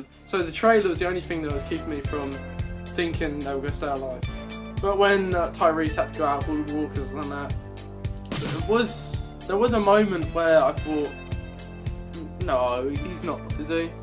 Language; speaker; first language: English; native; English